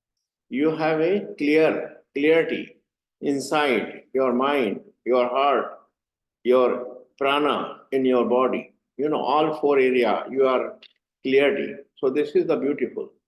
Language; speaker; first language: English; non-native, learner; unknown